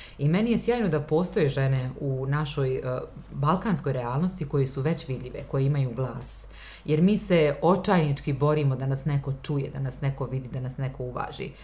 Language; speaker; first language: Bosnian; native; Bosnian